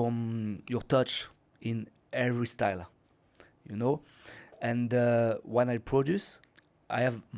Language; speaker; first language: English; non-native, learner; French